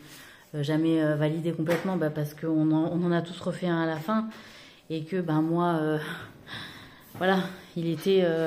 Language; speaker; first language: French; native; French